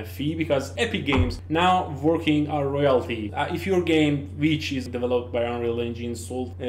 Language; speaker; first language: English; non-native, learner; Persian